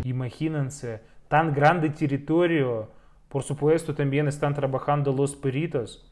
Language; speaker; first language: Spanish; non-native, fluent; Russian